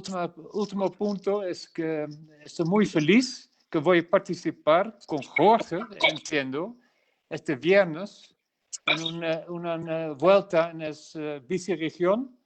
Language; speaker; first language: Spanish; non-native, learner; Dutch